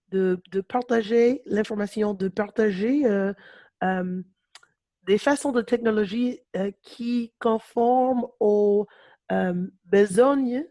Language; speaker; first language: French; non-native, learner; English